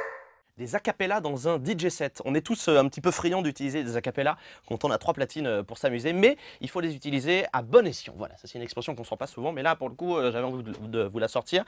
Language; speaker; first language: French; native; French